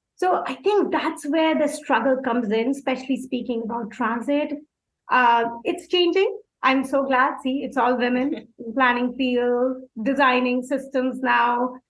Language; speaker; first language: English; non-native, local second language; Hindi